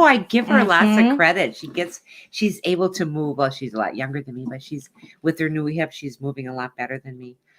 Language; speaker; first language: English; native; English